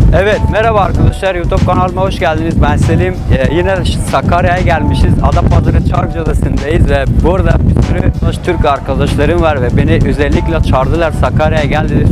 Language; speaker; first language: Turkish; non-native, learner; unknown